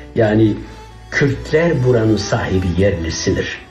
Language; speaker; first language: Turkish; non-native, local second language; Kurdish